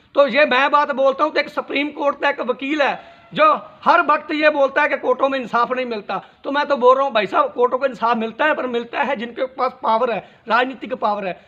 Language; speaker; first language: Hindi; non-native, local second language; Punjabi